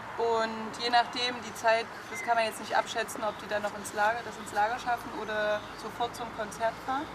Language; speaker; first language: German; native; German